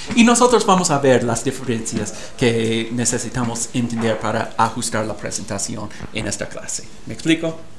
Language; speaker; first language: Spanish; non-native, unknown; English